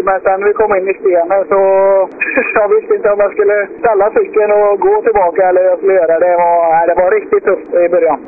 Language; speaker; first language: Swedish; native; Swedish